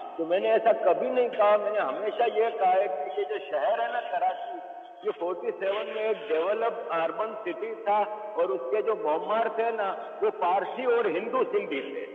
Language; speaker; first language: Urdu; non-native, local second language; Memoni